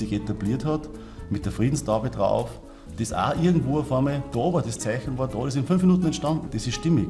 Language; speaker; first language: German; native; German